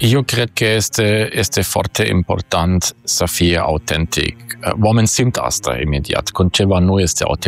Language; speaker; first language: Romanian; non-native, fluent; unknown